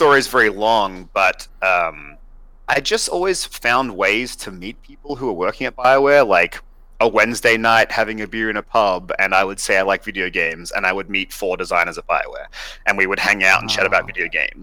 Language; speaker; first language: English; native; English